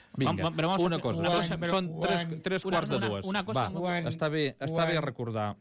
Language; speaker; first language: Catalan; native; Catalan